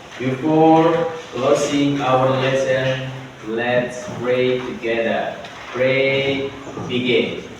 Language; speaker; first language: English; non-native, learner; Indonesian